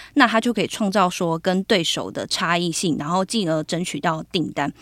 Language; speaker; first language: Chinese; native; Chinese